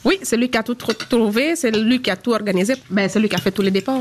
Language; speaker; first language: French; non-native, local second language; Fula